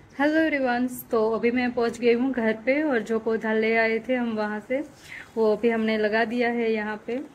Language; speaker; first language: Hindi; non-native, local second language; Gujarati